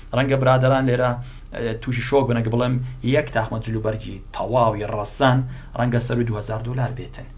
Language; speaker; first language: Central Kurdish; non-native, local second language; Assyrian Neo-Aramaic